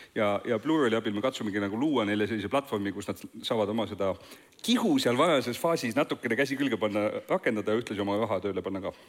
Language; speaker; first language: Estonian; native; Estonian